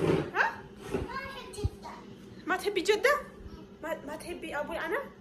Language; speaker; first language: Arabic; non-native, fluent; Amharic